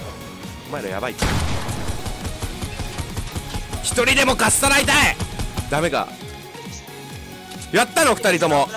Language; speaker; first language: Japanese; native; Japanese